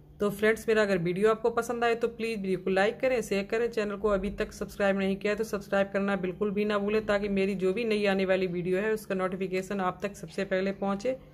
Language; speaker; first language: Hindi; native; Hindi